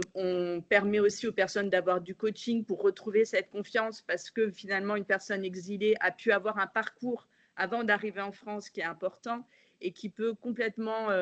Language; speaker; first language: French; native; French